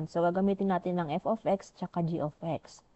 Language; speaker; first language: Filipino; native; Filipino